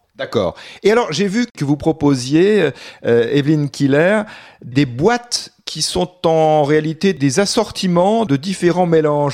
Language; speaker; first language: French; native; French